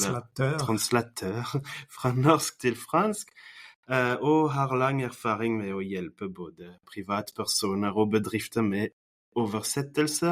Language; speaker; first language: Norwegian; non-native, fluent; French